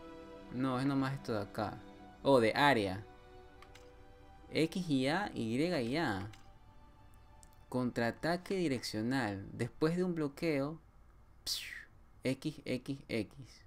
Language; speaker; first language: Spanish; native; Spanish